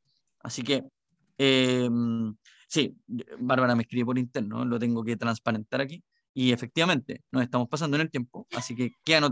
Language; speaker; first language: Spanish; native; Spanish